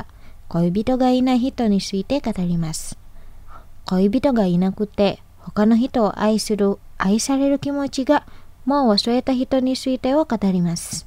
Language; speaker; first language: Japanese; non-native, fluent; Indonesian